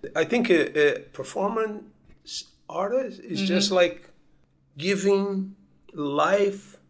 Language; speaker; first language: English; non-native, fluent; Portuguese